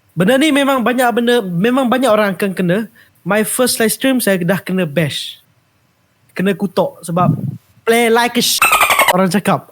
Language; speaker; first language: Malay; non-native, local second language; Iban